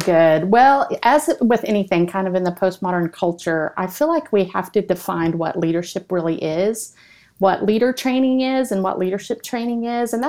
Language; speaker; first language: English; native; English